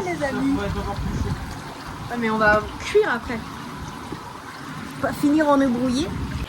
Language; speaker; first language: French; native; French